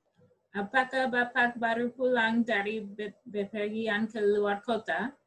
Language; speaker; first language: Indonesian; non-native, learner; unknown